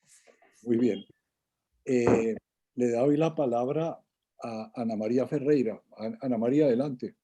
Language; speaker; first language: Spanish; native; Spanish